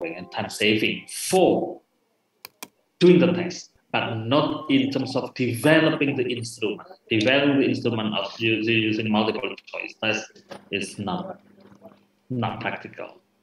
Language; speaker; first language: English; non-native, fluent; Indonesian